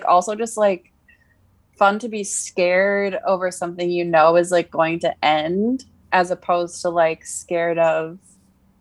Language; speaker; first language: English; native; English